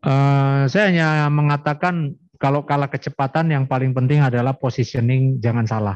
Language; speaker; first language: Indonesian; native; Indonesian